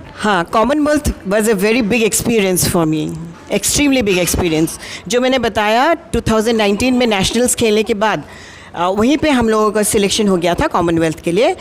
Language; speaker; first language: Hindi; non-native, local second language; Assamese